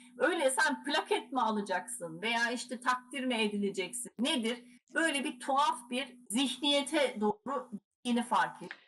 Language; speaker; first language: Turkish; early bilingual, heritage; Turkish